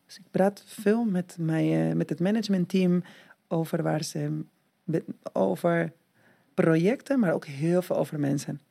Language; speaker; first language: Dutch; non-native, fluent; Spanish